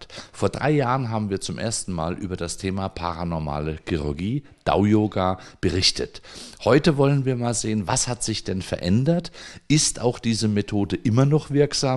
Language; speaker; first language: German; native; German